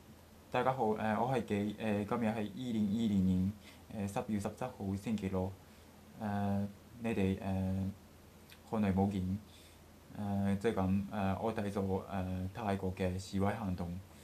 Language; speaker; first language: Cantonese; non-native, learner; Japanese